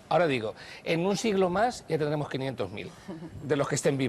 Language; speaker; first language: Spanish; native; Spanish